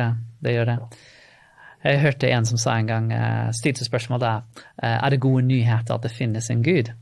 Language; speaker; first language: Norwegian; non-native, fluent; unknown